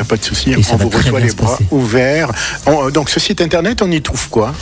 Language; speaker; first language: French; native; French